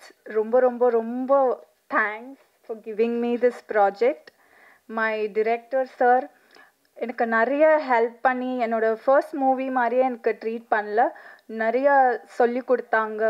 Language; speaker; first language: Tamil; non-native, fluent; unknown